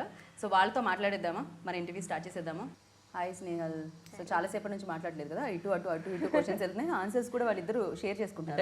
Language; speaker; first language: Telugu; native; Telugu